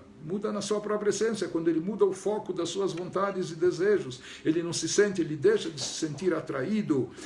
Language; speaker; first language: Portuguese; native; Portuguese